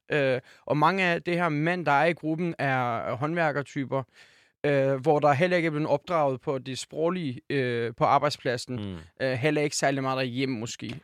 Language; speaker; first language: Danish; early bilingual, other home language; Turkish